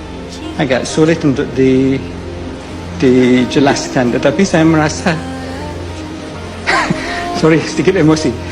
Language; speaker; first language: Indonesian; non-native, fluent; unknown